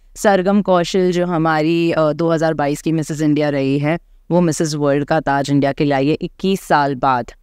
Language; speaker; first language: Hindi; native; Hindi